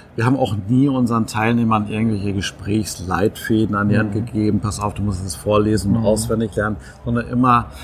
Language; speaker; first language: German; native; German